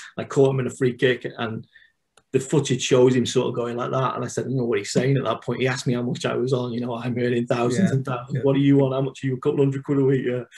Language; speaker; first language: English; native; English